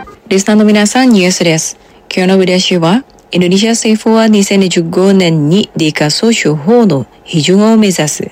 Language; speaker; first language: Japanese; non-native, fluent; Indonesian